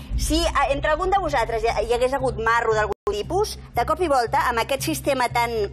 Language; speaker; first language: Catalan; native; Catalan